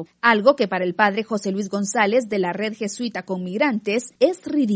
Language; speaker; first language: Spanish; native; Spanish